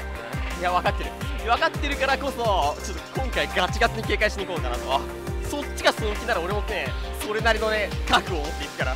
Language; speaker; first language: Japanese; native; Japanese